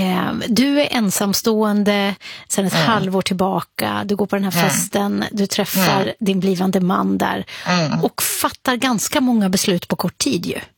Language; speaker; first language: Swedish; native; Swedish